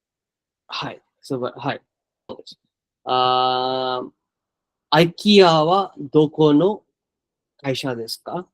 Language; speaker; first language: Japanese; non-native, learner; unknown